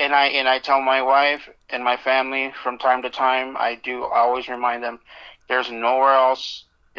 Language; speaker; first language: English; native; English